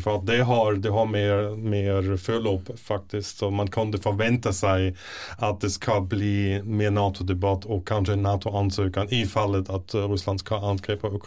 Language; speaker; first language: Swedish; non-native, fluent; German